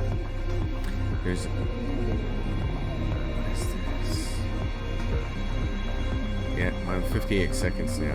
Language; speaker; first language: English; native; English